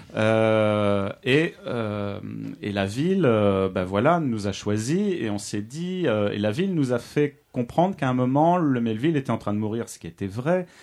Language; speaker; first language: French; native; French